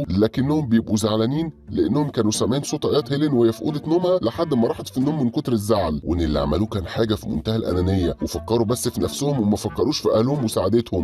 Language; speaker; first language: Arabic; native; Arabic